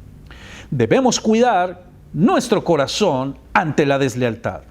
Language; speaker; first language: Spanish; native; Spanish